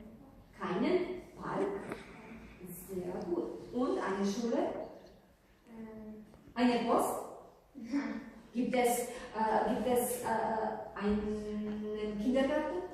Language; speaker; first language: German; non-native, fluent; Croatian